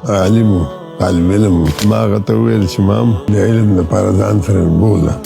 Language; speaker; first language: Pashto; non-native, local second language; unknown